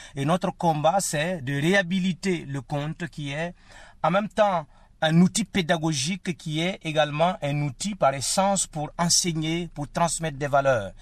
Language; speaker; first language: French; non-native, local second language; Mossi